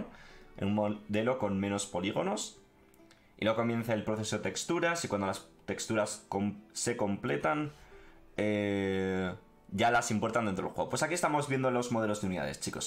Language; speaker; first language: Spanish; native; Spanish